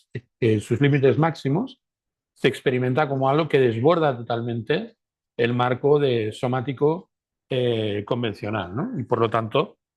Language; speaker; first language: Spanish; native; Spanish